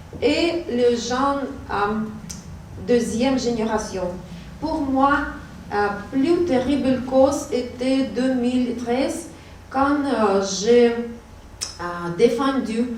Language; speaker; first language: French; non-native, learner; Russian